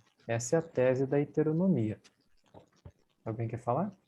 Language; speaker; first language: Portuguese; native; Portuguese